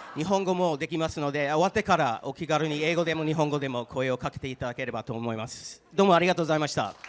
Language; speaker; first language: Japanese; non-native, fluent; English